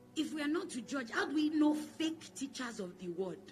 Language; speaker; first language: English; non-native, local second language; Igbo